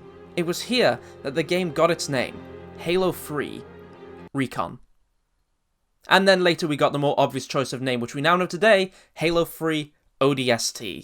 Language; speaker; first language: English; native; English